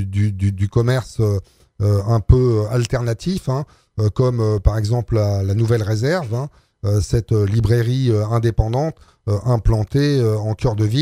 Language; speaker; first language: French; native; French